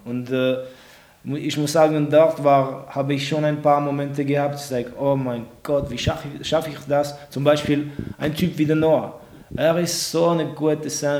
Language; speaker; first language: German; non-native, local second language; French